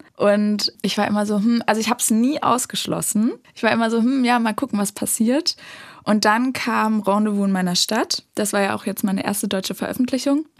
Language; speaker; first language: German; native; German